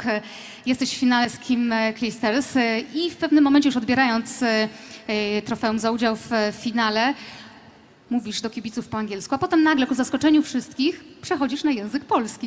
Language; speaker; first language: Polish; native; Polish